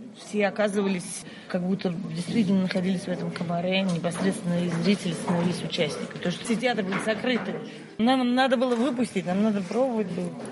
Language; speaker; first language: Russian; native; Russian